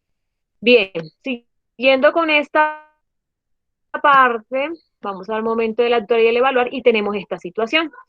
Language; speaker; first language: Spanish; native; Spanish